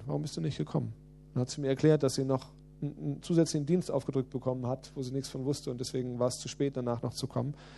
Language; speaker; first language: German; native; German